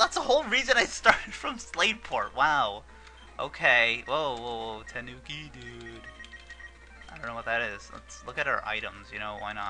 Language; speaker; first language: English; native; English